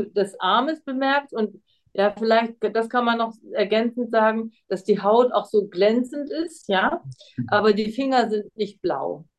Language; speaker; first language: German; native; German